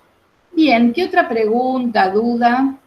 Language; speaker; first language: Spanish; native; Spanish